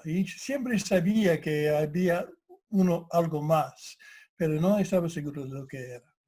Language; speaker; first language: Spanish; non-native, fluent; English